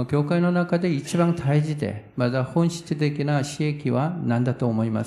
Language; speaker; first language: Japanese; non-native, fluent; Korean